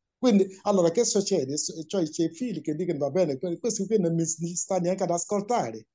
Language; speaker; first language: Italian; non-native, fluent; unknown